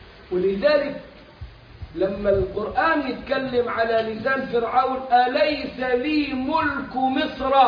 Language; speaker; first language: Arabic; native; Arabic